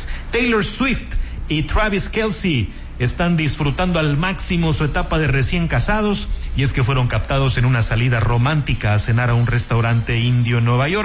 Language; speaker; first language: Spanish; native; Spanish